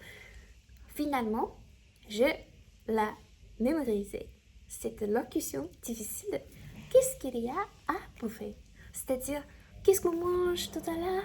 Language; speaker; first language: French; non-native, learner; Chinese